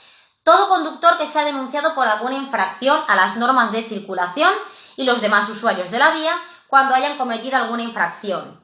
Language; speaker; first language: Spanish; native; Spanish